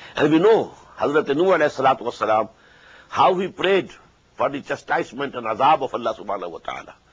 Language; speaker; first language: English; non-native, local second language; Urdu